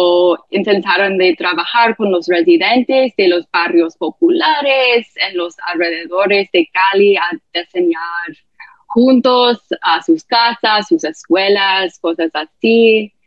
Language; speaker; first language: Spanish; non-native, fluent; English